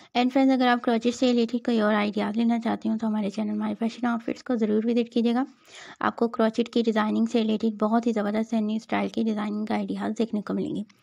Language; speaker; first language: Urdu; native; Urdu